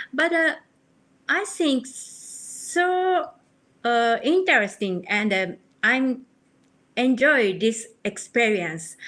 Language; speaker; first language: English; non-native, learner; Japanese